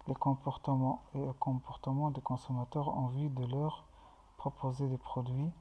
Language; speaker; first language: French; non-native, local second language; Arabic